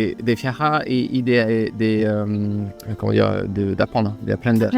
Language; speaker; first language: Spanish; non-native, learner; French